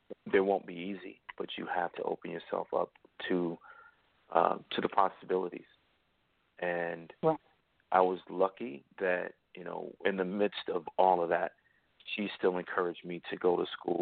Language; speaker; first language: English; native; English